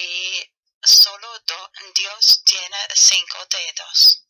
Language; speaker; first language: Spanish; non-native, learner; German